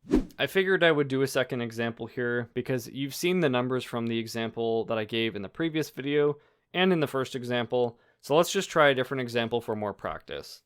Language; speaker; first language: English; native; English